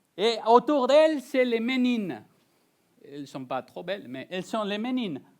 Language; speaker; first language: French; non-native, fluent; Spanish